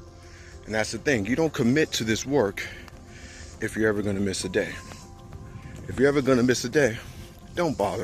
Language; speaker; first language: English; native; English